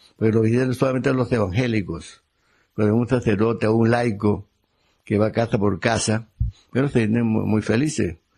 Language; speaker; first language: Spanish; native; Spanish